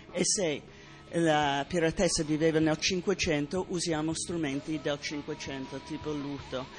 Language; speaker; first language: Italian; non-native, fluent; English